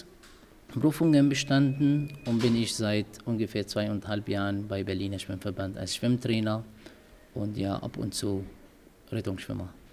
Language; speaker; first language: German; non-native, learner; Arabic